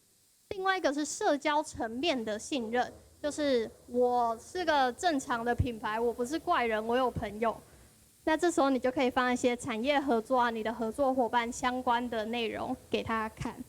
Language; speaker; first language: Chinese; native; Chinese